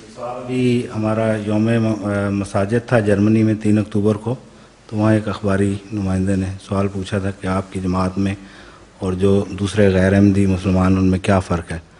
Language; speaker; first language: Urdu; native; Urdu